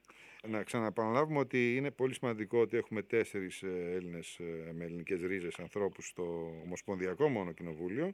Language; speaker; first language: Greek; native; Greek